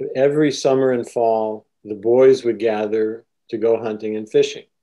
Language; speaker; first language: English; native; English